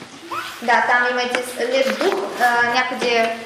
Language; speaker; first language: Bulgarian; non-native, learner; Russian